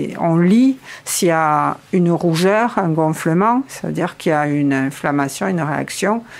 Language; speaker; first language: French; native; French